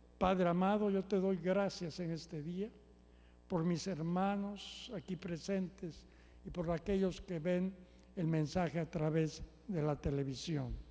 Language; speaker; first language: Spanish; native; Spanish